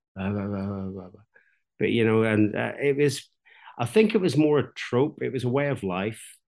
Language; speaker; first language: English; native; English